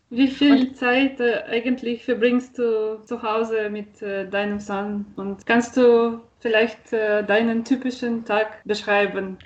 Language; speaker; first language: German; non-native, fluent; Russian